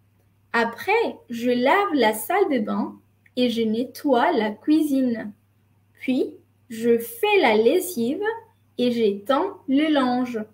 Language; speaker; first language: French; non-native, fluent; Spanish